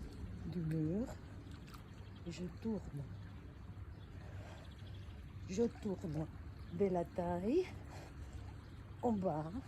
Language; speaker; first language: French; non-native, fluent; Spanish